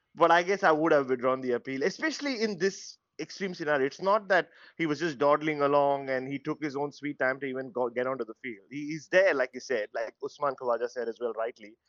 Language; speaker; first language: English; non-native, local second language; Tamil